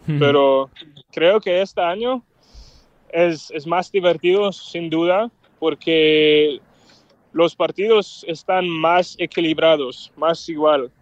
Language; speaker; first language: Spanish; non-native, fluent; Danish